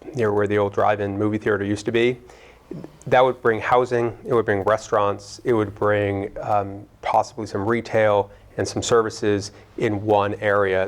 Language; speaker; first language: English; native; English